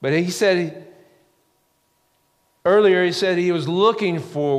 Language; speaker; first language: English; native; English